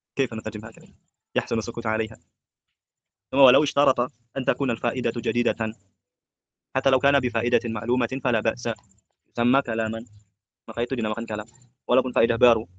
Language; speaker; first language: Arabic; non-native, fluent; Indonesian